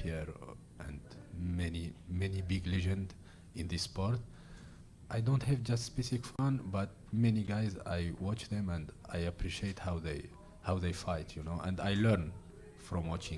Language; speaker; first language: English; non-native, learner; Arabic